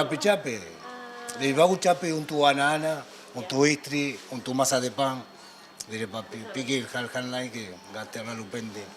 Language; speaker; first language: Indonesian; non-native, fluent; Spanish